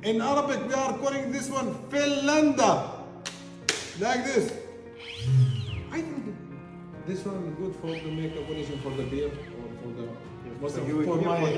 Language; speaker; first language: English; non-native, learner; Arabic